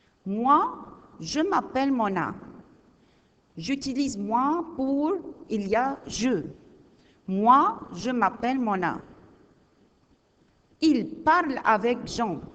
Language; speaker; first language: French; non-native, learner; Arabic